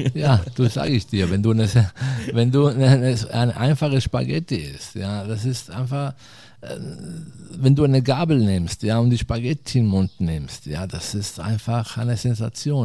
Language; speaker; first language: German; non-native, fluent; Italian